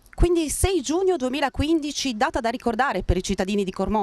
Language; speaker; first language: Italian; native; Italian